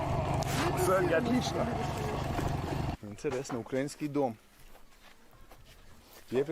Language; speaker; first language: Russian; non-native, learner; English